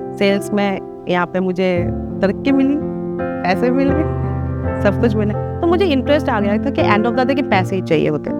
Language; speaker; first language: Hindi; non-native, local second language; Assamese